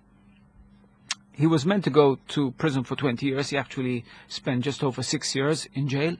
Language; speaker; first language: English; non-native, local second language; Maltese